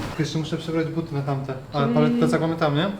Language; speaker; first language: Polish; native; Polish